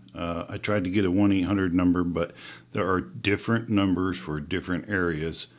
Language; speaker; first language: English; native; English